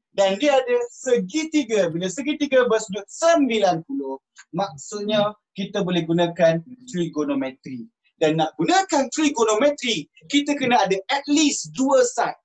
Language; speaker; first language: Malay; native; Malay